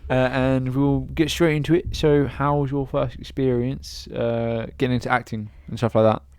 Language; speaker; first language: English; native; English